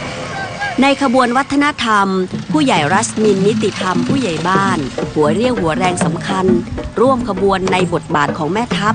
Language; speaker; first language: Thai; native; Thai